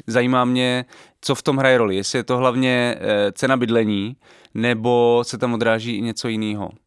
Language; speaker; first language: Czech; native; Czech